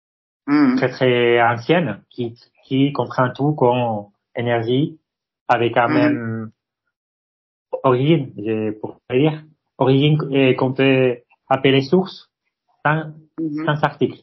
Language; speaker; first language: French; non-native, fluent; Spanish